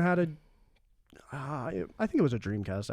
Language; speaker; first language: English; native; English